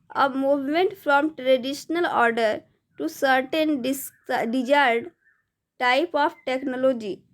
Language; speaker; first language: English; non-native, local second language; Hindi